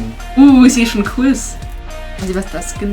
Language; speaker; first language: German; native; German